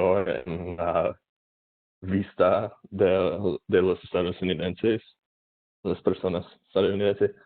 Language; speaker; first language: Spanish; non-native, learner; English